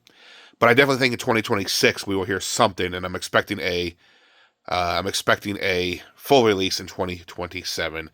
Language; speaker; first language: English; native; English